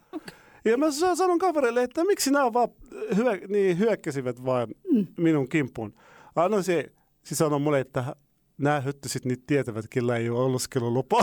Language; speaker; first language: Finnish; non-native, fluent; Arabic